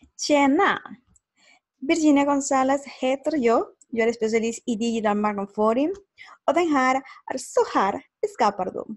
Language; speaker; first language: Swedish; non-native, learner; Spanish